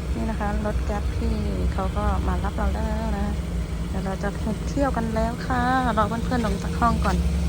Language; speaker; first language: Thai; non-native, local second language; Shan